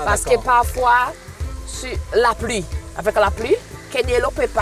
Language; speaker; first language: French; non-native, local second language; Seselwa Creole French